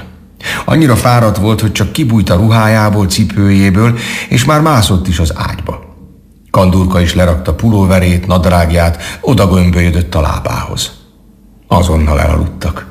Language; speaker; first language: Hungarian; native; Hungarian